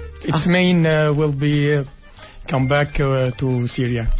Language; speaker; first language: English; non-native, learner; Arabic